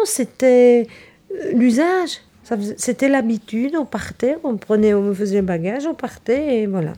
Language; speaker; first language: French; early bilingual, other home language; Italian